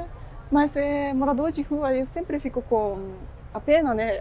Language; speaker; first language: Portuguese; non-native, fluent; Japanese